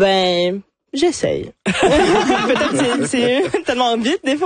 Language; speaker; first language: French; non-native, local second language; English